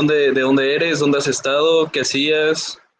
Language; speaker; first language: Spanish; native; Spanish